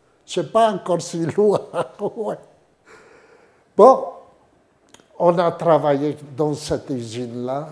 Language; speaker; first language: French; non-native, fluent; Yiddish